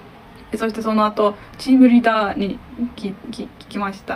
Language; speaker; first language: Japanese; non-native, learner; Turkish